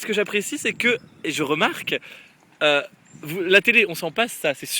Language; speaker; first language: French; native; French